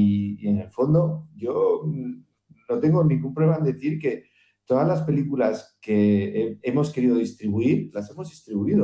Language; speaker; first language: Spanish; native; Spanish